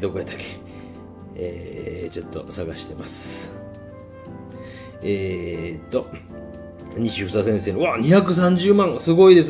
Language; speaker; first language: Japanese; native; Japanese